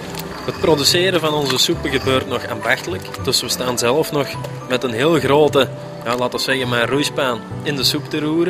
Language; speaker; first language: Dutch; native; Dutch